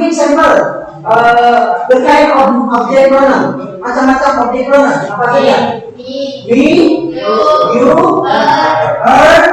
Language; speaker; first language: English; non-native, learner; Indonesian